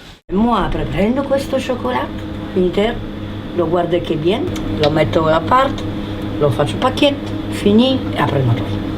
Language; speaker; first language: Italian; non-native, learner; Polish